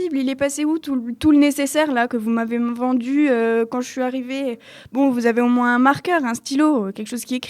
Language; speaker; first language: French; native; French